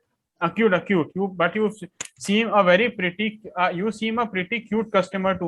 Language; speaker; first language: English; non-native, fluent; Hindi